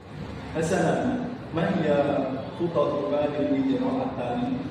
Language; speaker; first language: Arabic; non-native, learner; Indonesian